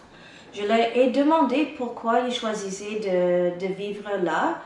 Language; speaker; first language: French; non-native, local second language; English